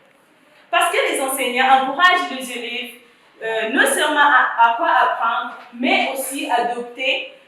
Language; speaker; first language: French; non-native, learner; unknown